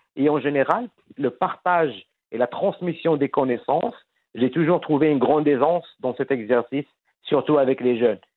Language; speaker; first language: French; non-native, fluent; Arabic